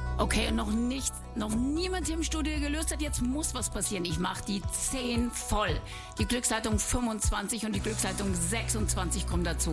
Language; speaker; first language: German; native; German